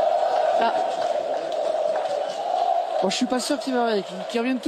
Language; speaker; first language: French; native; French